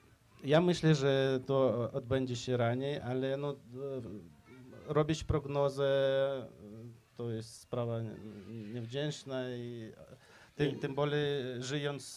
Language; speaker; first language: Polish; non-native, fluent; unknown